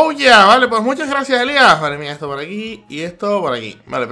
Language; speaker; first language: Spanish; native; Spanish